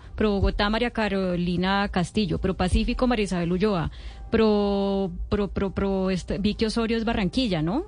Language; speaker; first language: Spanish; native; Spanish